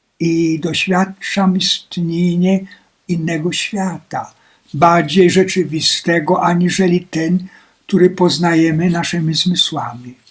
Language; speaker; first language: Polish; native; Polish